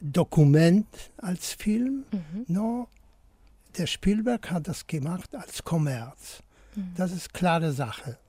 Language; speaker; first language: German; non-native, fluent; Polish